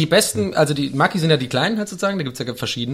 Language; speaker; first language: German; native; German